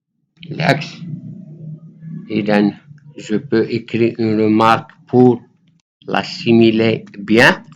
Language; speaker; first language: French; non-native, local second language; Arabic